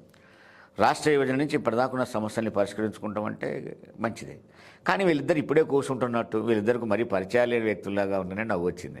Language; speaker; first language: Telugu; native; Telugu